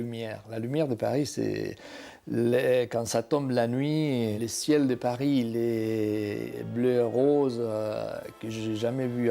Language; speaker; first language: French; non-native, fluent; Spanish